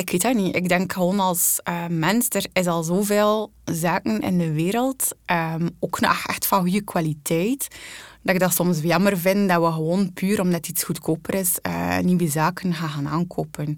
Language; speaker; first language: Dutch; native; Dutch